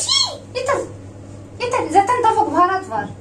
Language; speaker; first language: Turkish; non-native, learner; Arabic